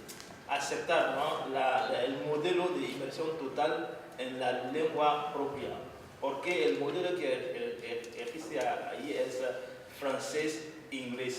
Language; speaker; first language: Spanish; non-native, fluent; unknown